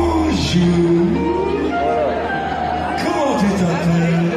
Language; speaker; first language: French; native; French